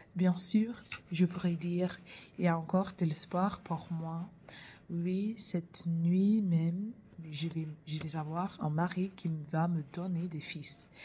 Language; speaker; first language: French; non-native, learner; English